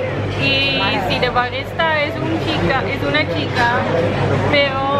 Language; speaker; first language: Spanish; non-native, learner; Dutch